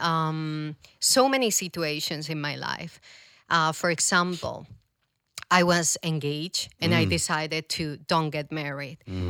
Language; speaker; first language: English; non-native, fluent; Spanish